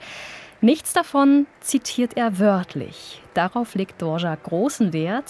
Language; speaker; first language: German; native; German